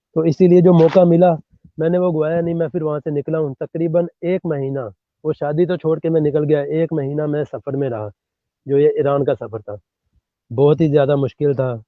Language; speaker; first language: Urdu; non-native, local second language; Punjabi